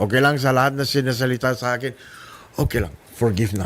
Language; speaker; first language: Filipino; non-native, learner; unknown